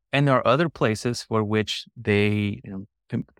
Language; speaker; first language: English; early bilingual, other home language; Spanish